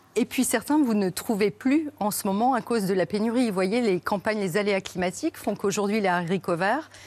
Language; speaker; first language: French; native; French